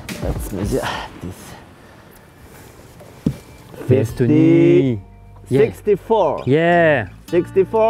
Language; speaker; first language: English; non-native, fluent; French